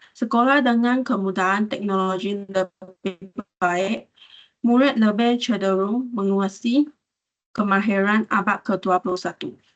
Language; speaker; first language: Malay; non-native, local second language; Chinese